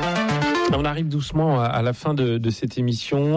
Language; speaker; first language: French; native; French